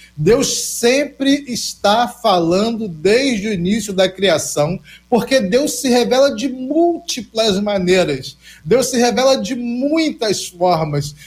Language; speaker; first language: Portuguese; native; Portuguese